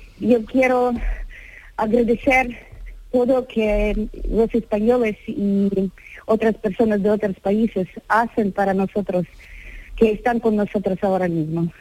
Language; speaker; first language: Spanish; non-native, learner; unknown